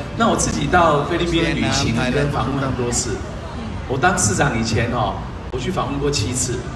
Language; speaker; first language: Chinese; native; Chinese